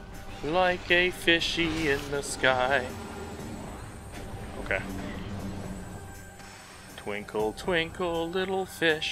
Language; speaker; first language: English; native; English